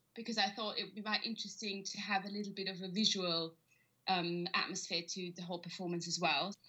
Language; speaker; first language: English; non-native, fluent; German